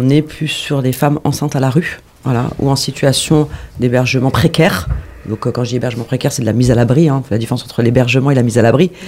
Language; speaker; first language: French; native; French